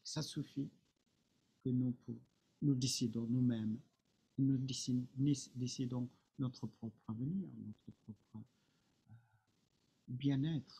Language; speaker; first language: French; non-native, fluent; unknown